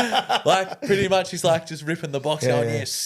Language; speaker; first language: English; native; English